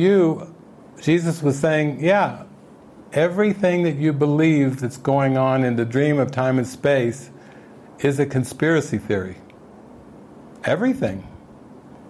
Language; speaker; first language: English; native; English